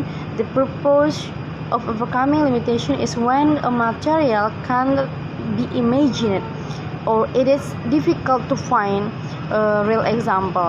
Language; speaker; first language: English; non-native, fluent; Indonesian